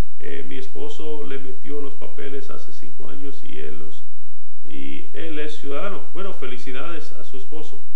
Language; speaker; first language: Spanish; early bilingual, heritage; Spanish